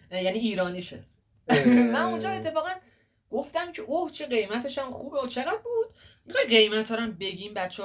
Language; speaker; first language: Persian; native; Persian